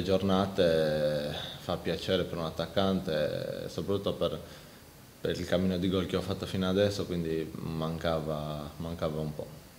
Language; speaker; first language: Italian; native; Italian